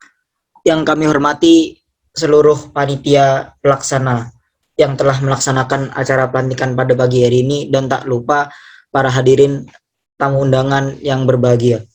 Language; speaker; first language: Malay; native; Malay